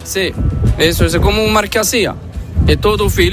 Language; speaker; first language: Spanish; non-native, learner; Arabic